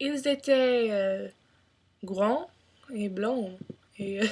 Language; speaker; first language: French; non-native, learner; English